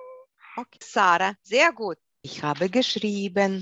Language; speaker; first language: German; non-native, fluent; Russian